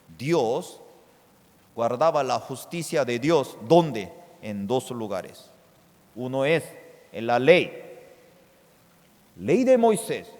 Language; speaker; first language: Spanish; non-native, fluent; Korean